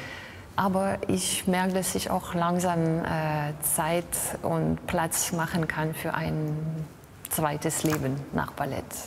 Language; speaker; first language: German; non-native, fluent; French